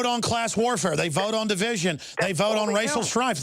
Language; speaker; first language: English; native; English